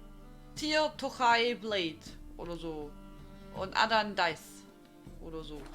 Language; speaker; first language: German; native; German